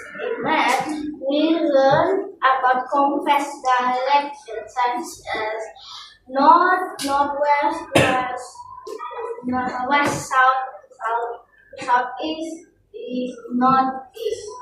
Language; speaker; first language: English; non-native, learner; Indonesian